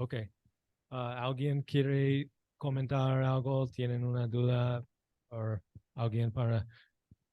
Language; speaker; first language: Spanish; non-native, fluent; English